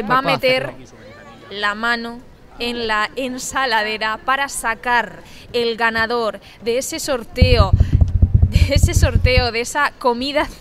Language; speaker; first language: Spanish; native; Spanish